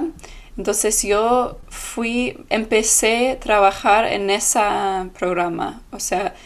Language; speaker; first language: Spanish; non-native, fluent; English